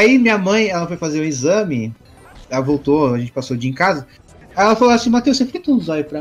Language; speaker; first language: Portuguese; native; Portuguese